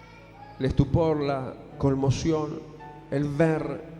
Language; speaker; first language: Spanish; native; Spanish